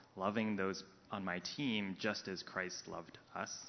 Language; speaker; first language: English; non-native, local second language; Cantonese